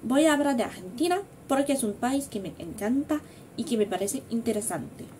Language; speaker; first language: Spanish; non-native, learner; French